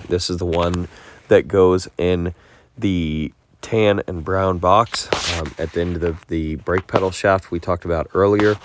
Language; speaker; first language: English; native; English